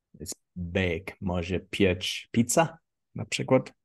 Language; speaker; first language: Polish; non-native, learner; English